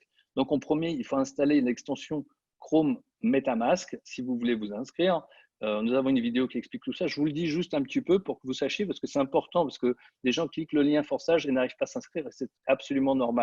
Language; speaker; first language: French; native; French